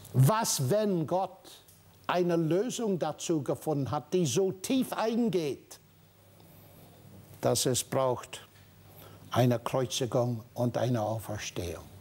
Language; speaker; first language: German; non-native, fluent; English